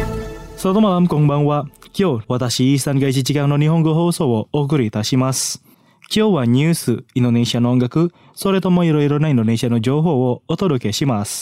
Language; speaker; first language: Japanese; non-native, fluent; Indonesian